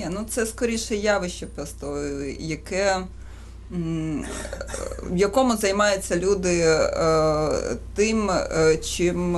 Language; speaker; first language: Ukrainian; native; Ukrainian